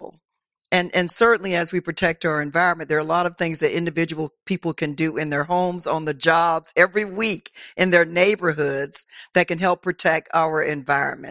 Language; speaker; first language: English; native; English